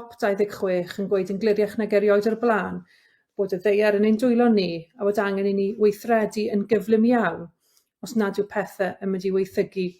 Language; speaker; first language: Welsh; native; Welsh